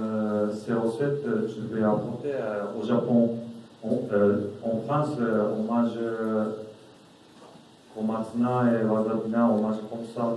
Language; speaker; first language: French; non-native, learner; Japanese